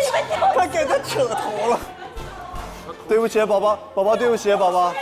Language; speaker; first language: Chinese; native; Chinese